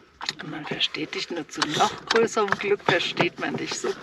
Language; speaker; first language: German; native; German